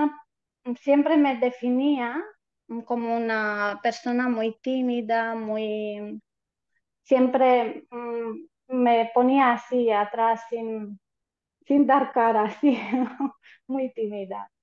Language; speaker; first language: Spanish; non-native, fluent; Romanian